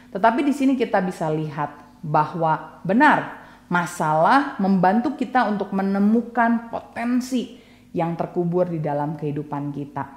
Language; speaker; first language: Indonesian; native; Indonesian